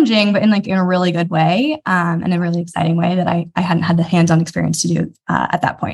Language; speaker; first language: English; native; English